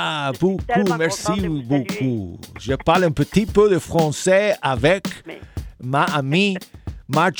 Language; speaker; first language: French; non-native, learner; Spanish